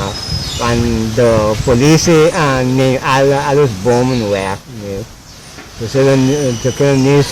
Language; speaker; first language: Dutch; non-native, local second language; Papiamento